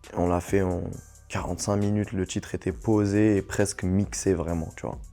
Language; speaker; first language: French; non-native, local second language; Arabic